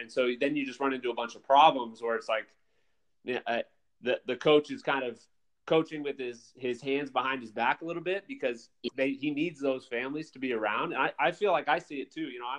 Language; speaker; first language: English; native; English